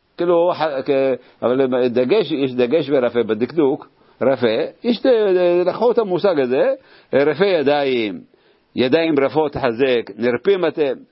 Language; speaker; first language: Hebrew; native; Hebrew